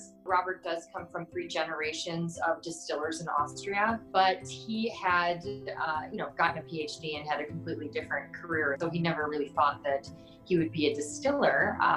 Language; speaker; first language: English; native; English